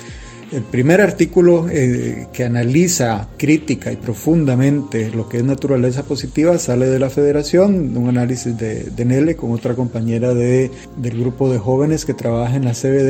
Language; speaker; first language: Spanish; native; Spanish